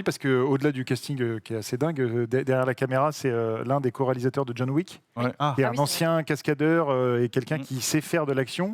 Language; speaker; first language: French; native; French